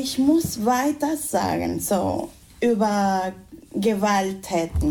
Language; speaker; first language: German; non-native, fluent; Spanish